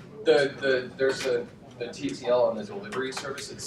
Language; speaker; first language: English; native; English